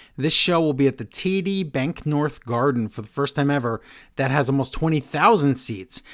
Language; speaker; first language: English; early bilingual, other home language; Spanish